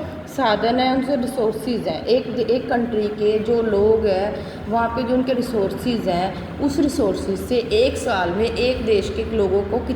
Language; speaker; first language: Hindi; native; Hindi